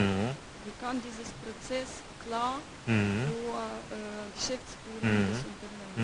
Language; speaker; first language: German; non-native, learner; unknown